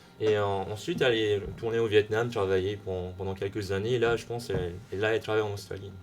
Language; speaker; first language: French; non-native, local second language; Hakka Chinese